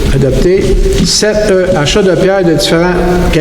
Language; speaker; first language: French; native; French